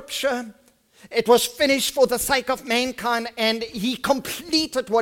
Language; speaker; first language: English; non-native, local second language; Afrikaans